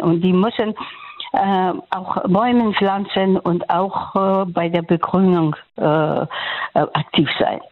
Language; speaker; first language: German; non-native, fluent; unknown